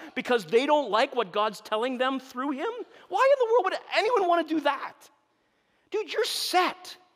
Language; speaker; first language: English; native; English